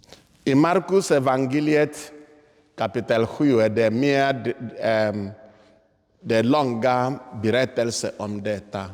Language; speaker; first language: Swedish; non-native, fluent; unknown